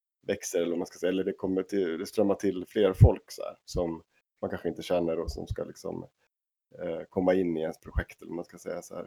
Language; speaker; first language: Swedish; native; Swedish